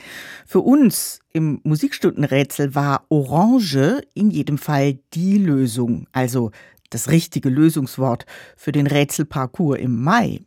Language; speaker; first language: German; native; German